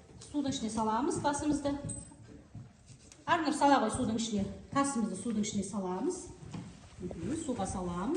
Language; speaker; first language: Kazakh; native; Kazakh